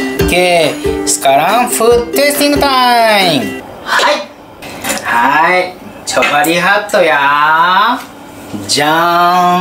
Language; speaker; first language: Indonesian; non-native, learner; Japanese